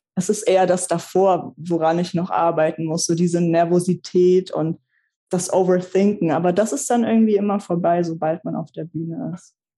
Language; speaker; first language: German; early bilingual, other home language; Russian